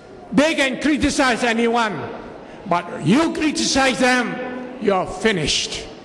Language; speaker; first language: English; non-native, local second language; Malay